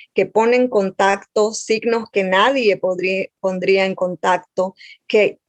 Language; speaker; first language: Spanish; native; Spanish